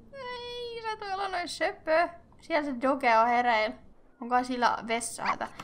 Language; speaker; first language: Finnish; native; Finnish